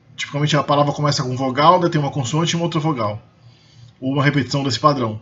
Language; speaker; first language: Portuguese; native; Portuguese